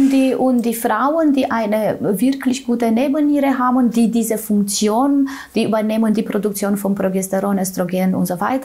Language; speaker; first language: German; non-native, fluent; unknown